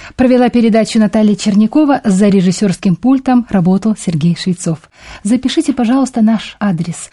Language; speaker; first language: Russian; native; Russian